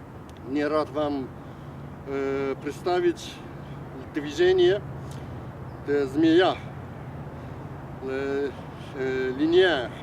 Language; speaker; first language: Russian; non-native, learner; Chinese